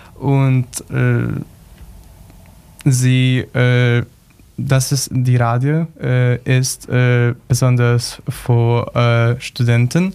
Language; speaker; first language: German; non-native, learner; Polish